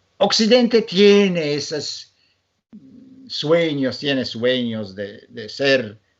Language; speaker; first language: Spanish; non-native, fluent; Polish